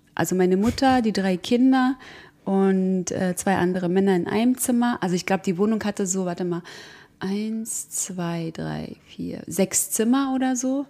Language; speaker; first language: German; early bilingual, other home language; Croatian